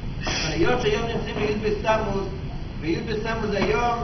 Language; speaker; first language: Hebrew; non-native, fluent; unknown